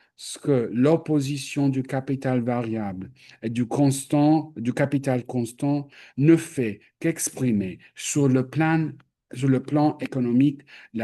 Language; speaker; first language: French; non-native, fluent; English